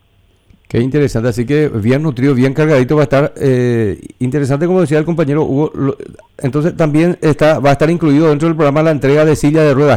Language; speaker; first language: Spanish; native; Spanish